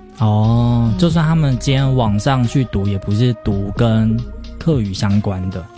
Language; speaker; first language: Chinese; native; Chinese